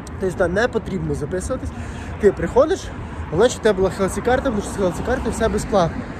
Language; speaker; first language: Ukrainian; non-native, local second language; Russian